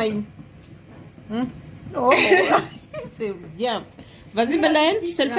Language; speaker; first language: French; native; French